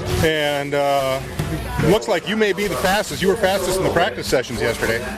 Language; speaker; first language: English; native; English